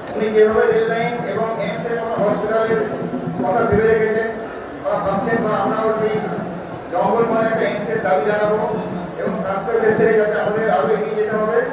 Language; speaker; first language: Bangla; non-native, local second language; Santali